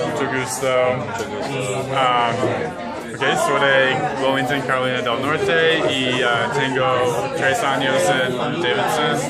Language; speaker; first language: Spanish; non-native, learner; English